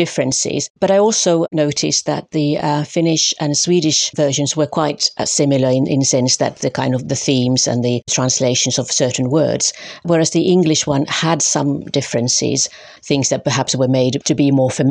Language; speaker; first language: English; non-native, fluent; Finnish